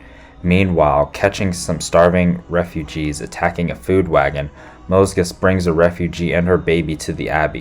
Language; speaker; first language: English; native; English